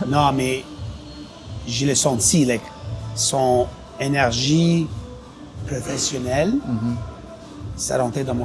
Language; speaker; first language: French; non-native, local second language; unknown